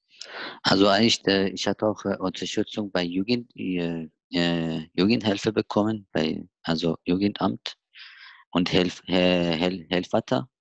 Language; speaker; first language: German; non-native, learner; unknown